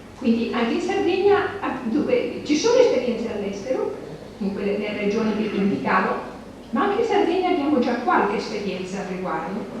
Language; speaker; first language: Italian; native; Italian